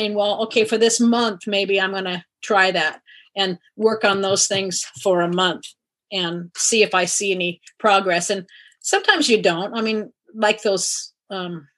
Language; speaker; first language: English; native; English